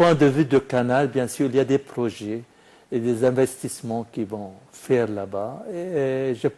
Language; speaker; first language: French; non-native, fluent; Arabic